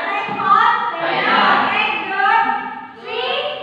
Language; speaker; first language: English; non-native, learner; Indonesian